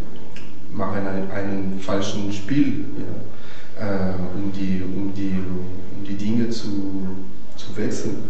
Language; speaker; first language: German; non-native, fluent; French